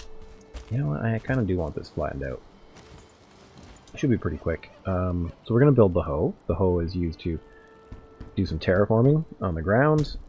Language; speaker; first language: English; native; English